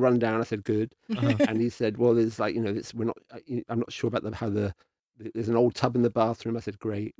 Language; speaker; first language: English; native; English